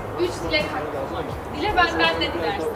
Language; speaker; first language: Turkish; native; Turkish